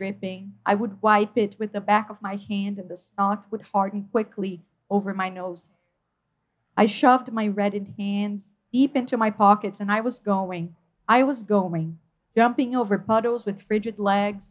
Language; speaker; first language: English; non-native, fluent; Portuguese